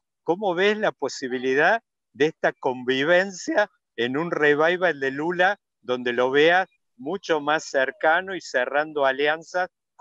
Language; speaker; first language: Spanish; native; Spanish